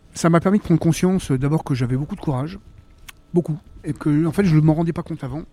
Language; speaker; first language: French; native; French